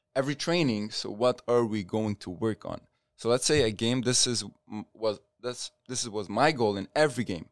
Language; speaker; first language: English; non-native, fluent; Arabic